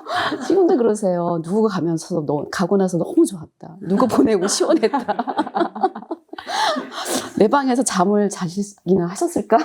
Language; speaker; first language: Korean; native; Korean